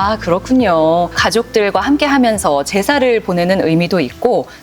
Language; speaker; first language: Korean; native; Korean